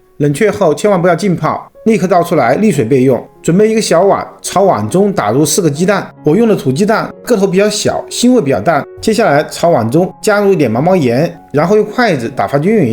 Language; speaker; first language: Chinese; native; Chinese